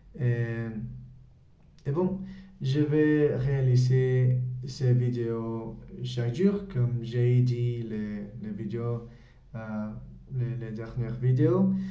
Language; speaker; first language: French; non-native, learner; Spanish